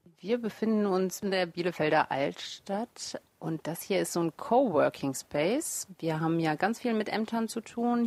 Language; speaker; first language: German; early bilingual, other home language; Russian